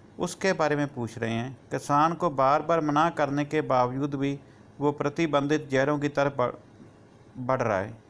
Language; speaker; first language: Hindi; non-native, local second language; Punjabi